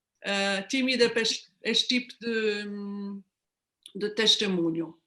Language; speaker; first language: Portuguese; non-native, fluent; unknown